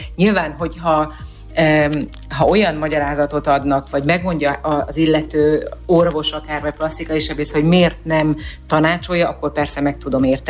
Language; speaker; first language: Hungarian; native; Hungarian